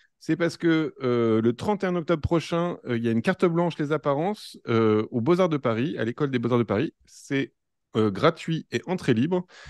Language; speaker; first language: French; native; French